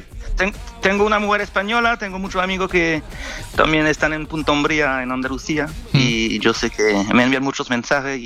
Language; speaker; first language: Spanish; non-native, fluent; French